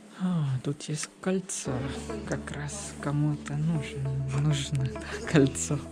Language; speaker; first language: Russian; non-native, learner; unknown